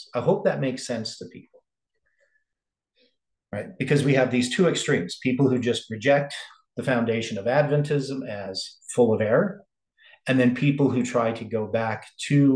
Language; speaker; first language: English; native; English